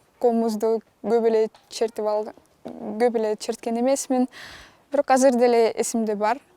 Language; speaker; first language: Kyrgyz; non-native, local second language; Russian